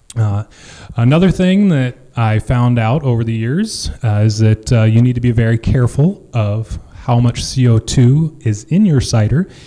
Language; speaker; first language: English; native; English